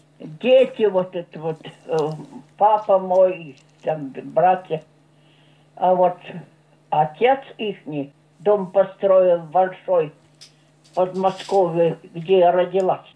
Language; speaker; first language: Russian; non-native, local second language; German